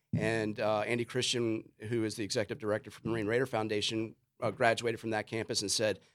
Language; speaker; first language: English; native; English